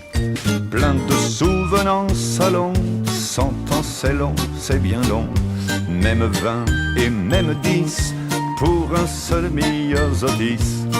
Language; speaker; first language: French; native; French